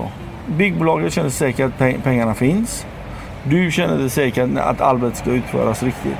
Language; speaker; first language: Swedish; non-native, fluent; Persian